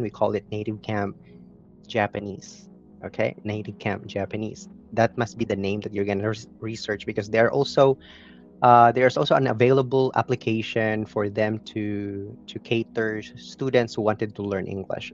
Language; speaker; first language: English; non-native, local second language; Cebuano